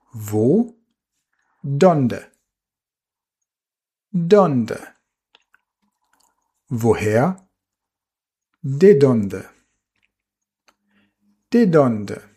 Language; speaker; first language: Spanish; non-native, fluent; German